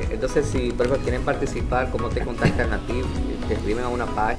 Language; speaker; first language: Spanish; native; Spanish